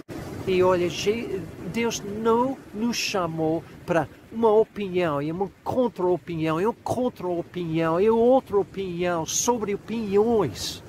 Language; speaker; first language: Portuguese; non-native, fluent; English